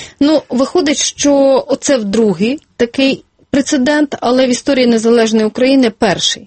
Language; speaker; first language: Ukrainian; native; Ukrainian